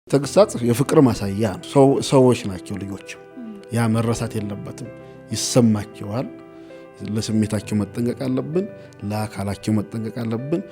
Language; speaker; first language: Amharic; native; Amharic